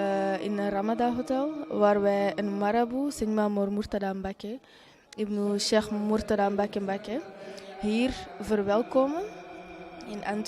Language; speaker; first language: Dutch; early bilingual, other home language; Wolof